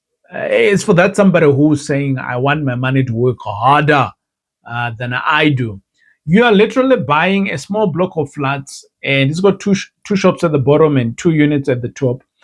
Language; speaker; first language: English; non-native, local second language; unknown